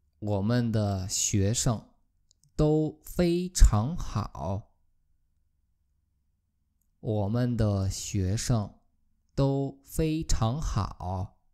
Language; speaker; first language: Chinese; non-native, fluent; Polish